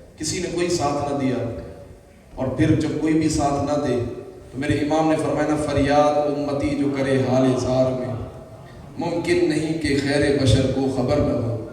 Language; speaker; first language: Urdu; native; Urdu